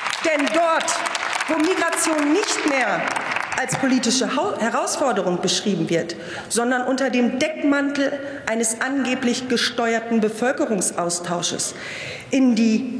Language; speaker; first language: German; native; German